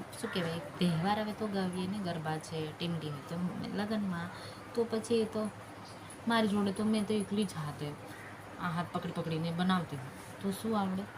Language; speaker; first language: Gujarati; non-native, local second language; Rathawi